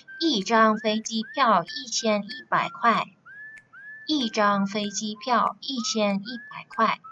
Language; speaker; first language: Chinese; non-native, fluent; Thai